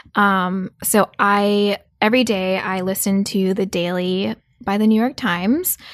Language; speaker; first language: English; early bilingual, other home language; Korean